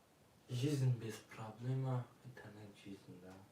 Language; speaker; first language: Russian; non-native, learner; Tajik